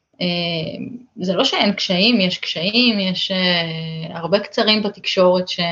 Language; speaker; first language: Hebrew; native; Hebrew